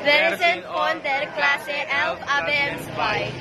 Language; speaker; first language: German; non-native, learner; Filipino